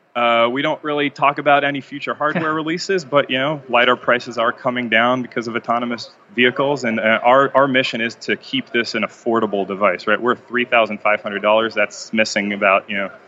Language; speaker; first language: English; non-native, fluent; Hebrew